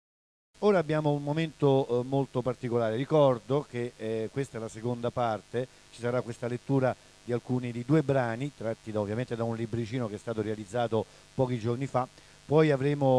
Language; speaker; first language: Italian; native; Italian